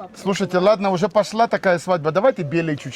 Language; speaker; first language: Russian; native; Russian